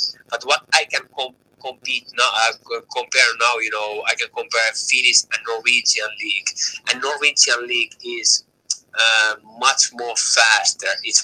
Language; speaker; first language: English; non-native, fluent; Finnish